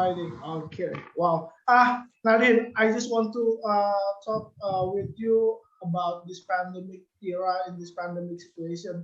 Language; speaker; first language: English; non-native, learner; Indonesian